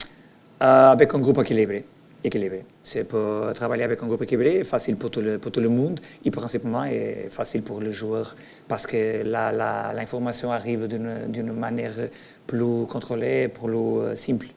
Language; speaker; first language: French; non-native, learner; Portuguese